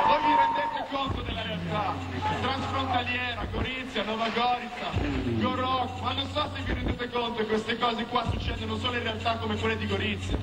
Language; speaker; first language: Italian; native; Italian